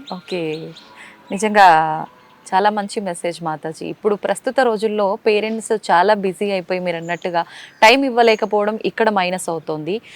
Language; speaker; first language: Telugu; native; Telugu